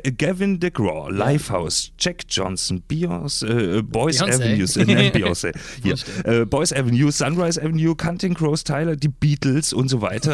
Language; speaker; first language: German; native; German